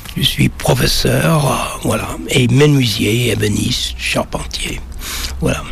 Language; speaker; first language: French; non-native, fluent; English